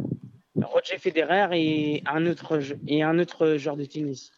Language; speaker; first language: French; non-native, learner; Albanian